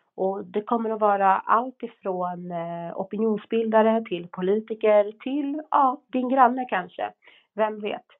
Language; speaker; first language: Swedish; native; Swedish